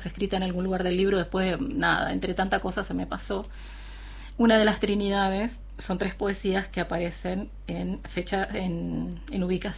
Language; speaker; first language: Spanish; native; Spanish